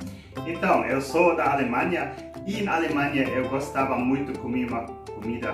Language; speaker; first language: Portuguese; non-native, learner; German